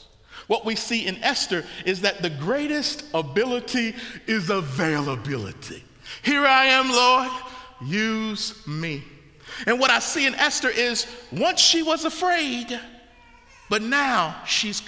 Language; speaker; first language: English; native; English